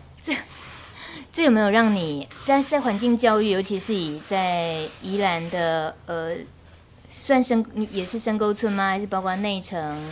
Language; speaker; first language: Chinese; native; Chinese